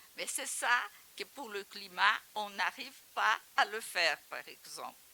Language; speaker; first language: French; non-native, fluent; Portuguese